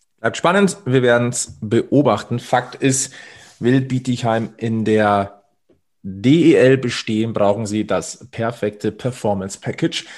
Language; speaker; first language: German; native; German